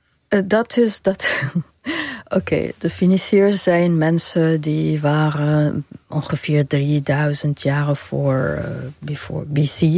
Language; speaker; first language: Dutch; non-native, fluent; Arabic